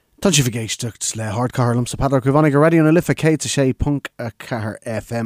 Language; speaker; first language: Irish; non-native, local second language; English